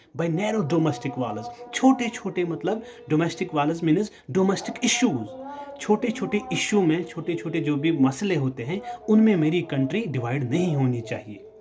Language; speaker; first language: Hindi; non-native, local second language; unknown